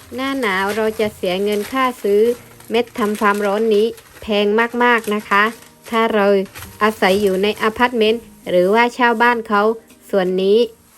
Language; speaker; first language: Thai; native; Thai